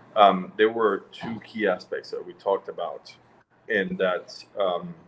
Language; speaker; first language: English; non-native, fluent; French